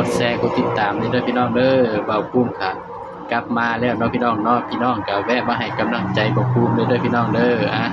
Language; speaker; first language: Thai; non-native, local second language; Lao